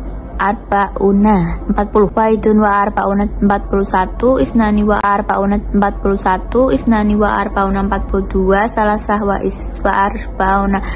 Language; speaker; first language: Arabic; non-native, learner; Indonesian